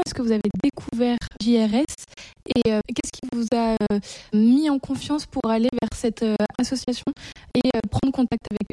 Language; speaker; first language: French; native; French